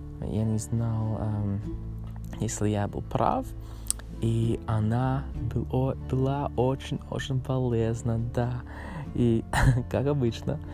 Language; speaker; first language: Russian; non-native, learner; English